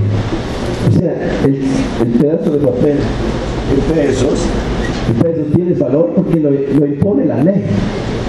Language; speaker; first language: Spanish; non-native, fluent; Italian